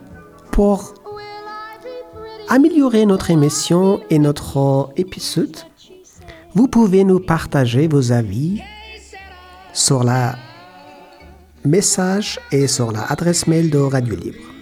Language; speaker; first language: French; non-native, learner; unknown